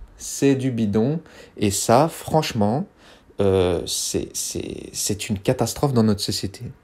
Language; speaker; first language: French; early bilingual, other home language; Kabyle